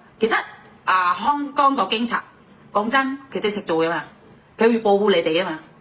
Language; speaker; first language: Cantonese; non-native, fluent; Indonesian